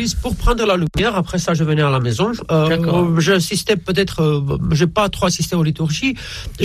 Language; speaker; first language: French; non-native, fluent; Romanian